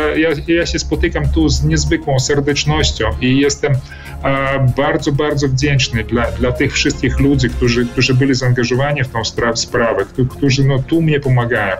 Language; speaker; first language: Polish; early bilingual, heritage; Polish